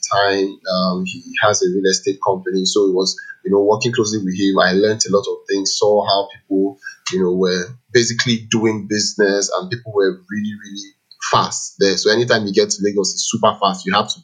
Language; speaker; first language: English; non-native, local second language; Igbo